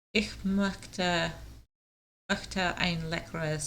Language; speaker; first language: German; non-native, learner; English